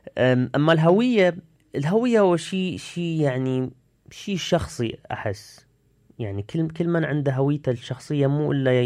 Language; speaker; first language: Arabic; early bilingual, heritage; Arabic